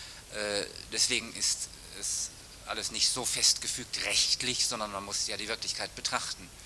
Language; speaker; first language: German; native; German